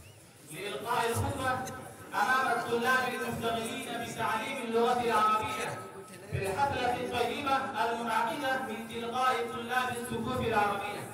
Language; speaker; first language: Arabic; non-native, fluent; Urdu